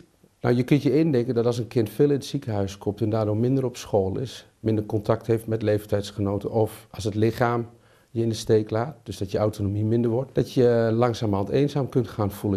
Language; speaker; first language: Dutch; native; Dutch